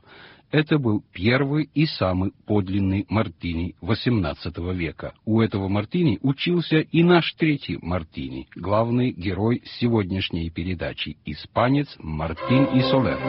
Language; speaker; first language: Russian; non-native, fluent; Italian